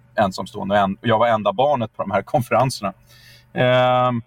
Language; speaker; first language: Swedish; native; Swedish